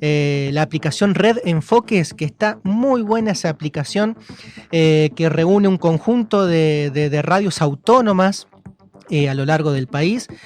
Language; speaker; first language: Spanish; native; Spanish